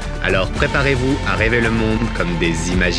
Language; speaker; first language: French; native; French